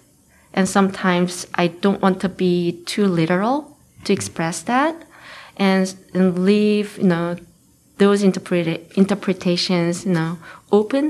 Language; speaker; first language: English; non-native, fluent; Korean